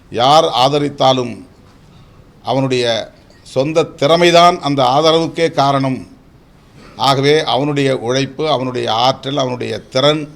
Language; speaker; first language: Tamil; native; Tamil